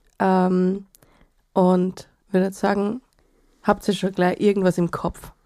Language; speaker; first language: German; native; German